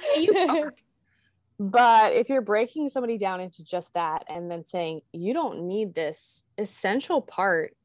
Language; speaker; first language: English; native; English